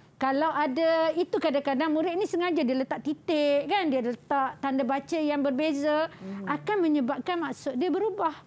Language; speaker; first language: Malay; native; Malay